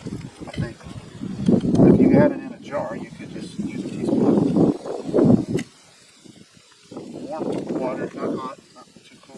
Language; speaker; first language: English; native; English